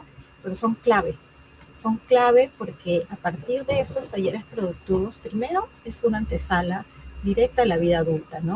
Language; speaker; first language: Spanish; native; Spanish